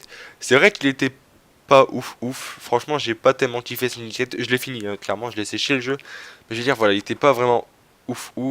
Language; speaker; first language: French; native; French